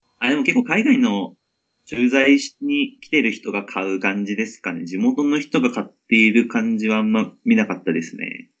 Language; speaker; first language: Japanese; native; Japanese